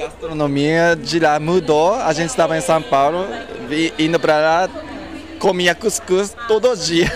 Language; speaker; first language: Portuguese; non-native, learner; Japanese